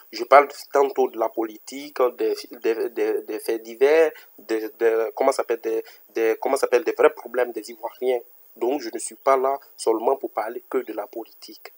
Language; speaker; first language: French; native; French